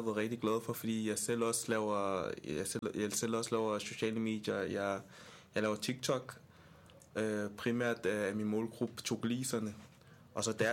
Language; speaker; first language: Danish; early bilingual, other home language; Ewe